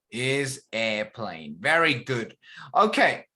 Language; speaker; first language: English; non-native, fluent; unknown